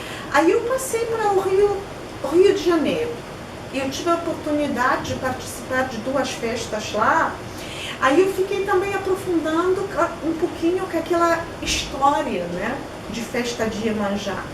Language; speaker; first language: Portuguese; non-native, fluent; Polish